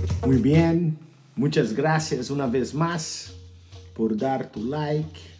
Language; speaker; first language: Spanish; non-native, learner; Portuguese